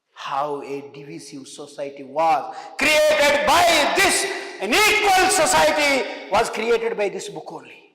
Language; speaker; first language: English; non-native, local second language; Telugu